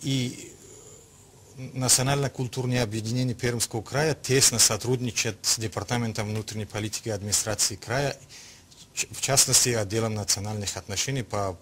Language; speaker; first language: Russian; non-native, local second language; Tajik